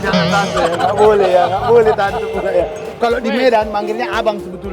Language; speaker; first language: Indonesian; native; Indonesian